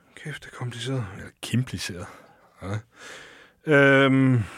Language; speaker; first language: Danish; native; Danish